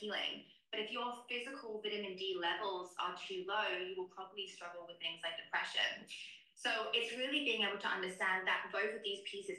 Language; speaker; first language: English; native; English